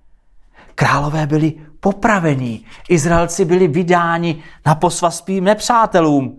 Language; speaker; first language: Czech; native; Czech